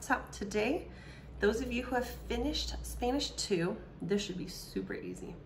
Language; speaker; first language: English; native; English